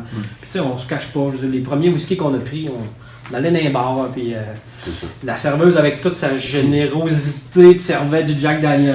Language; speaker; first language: French; native; French